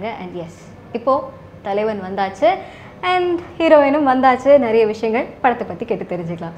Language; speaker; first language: Tamil; native; Tamil